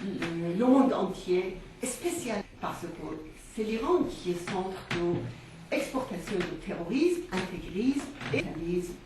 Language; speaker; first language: French; non-native, fluent; Persian